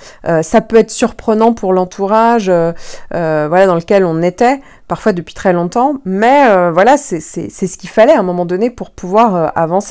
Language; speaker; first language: French; native; French